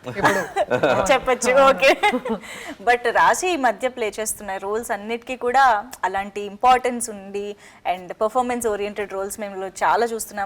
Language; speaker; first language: Telugu; native; Telugu